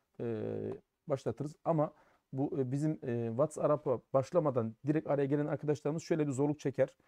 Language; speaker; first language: Turkish; early bilingual, heritage; German